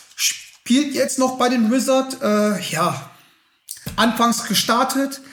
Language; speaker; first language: German; native; German